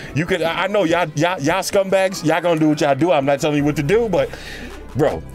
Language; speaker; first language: English; native; English